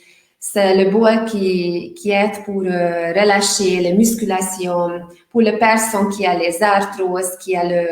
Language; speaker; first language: French; non-native, learner; Hungarian